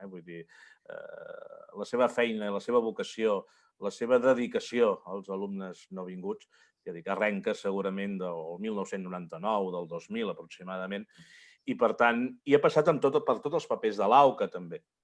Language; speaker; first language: Catalan; native; Catalan